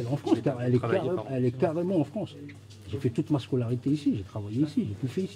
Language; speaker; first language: French; early bilingual, other home language; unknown